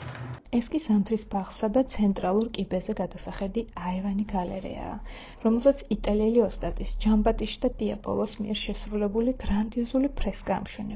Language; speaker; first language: Georgian; native; Georgian